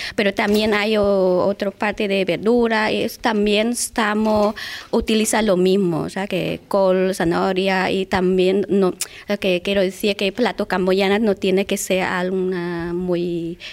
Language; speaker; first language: Spanish; non-native, learner; Khmer